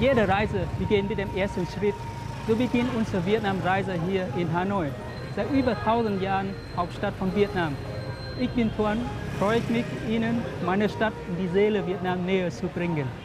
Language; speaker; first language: German; non-native, fluent; Vietnamese